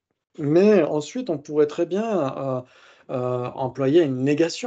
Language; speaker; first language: French; native; French